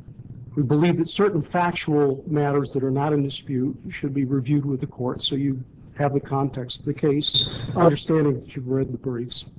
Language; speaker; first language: English; native; English